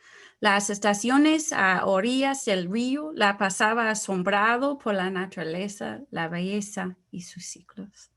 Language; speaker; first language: Spanish; non-native, fluent; English